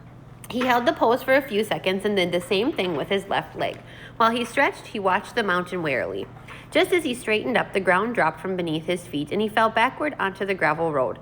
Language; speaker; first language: English; native; English